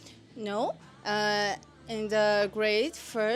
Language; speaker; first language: English; non-native, learner; Chinese